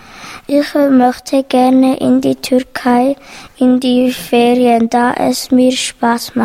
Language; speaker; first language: German; early bilingual, other home language; Turkish